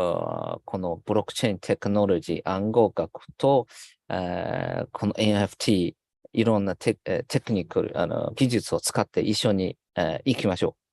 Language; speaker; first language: Japanese; non-native, fluent; Chinese